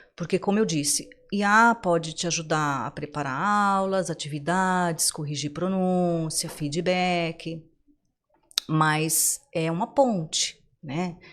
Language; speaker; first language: Portuguese; native; Portuguese